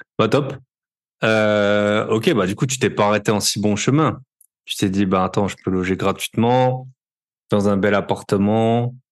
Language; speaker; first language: French; native; French